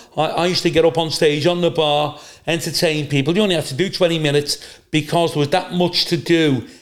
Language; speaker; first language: English; native; English